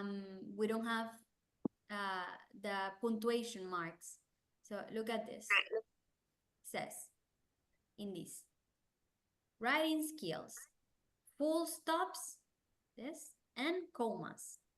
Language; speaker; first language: English; non-native, fluent; Spanish